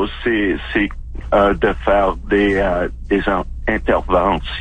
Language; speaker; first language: French; non-native, fluent; English